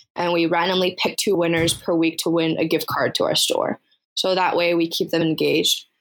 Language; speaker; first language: English; early bilingual, other home language; Chinese